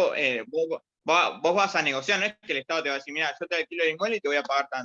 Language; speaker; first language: Spanish; native; Spanish